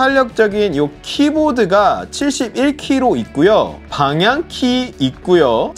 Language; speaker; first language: Korean; native; Korean